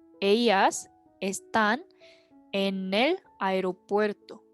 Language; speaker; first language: Spanish; non-native, fluent; Korean